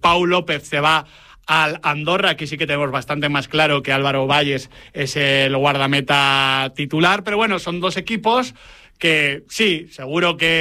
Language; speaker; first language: Spanish; native; Spanish